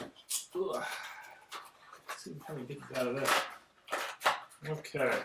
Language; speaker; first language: English; native; English